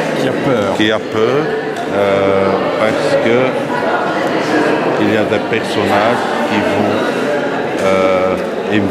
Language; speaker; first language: French; non-native, local second language; Dutch